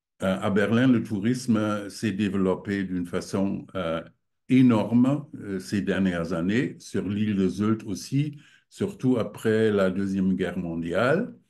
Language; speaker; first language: French; non-native, fluent; German